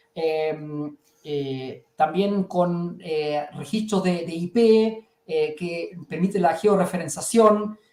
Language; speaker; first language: Spanish; early bilingual, heritage; German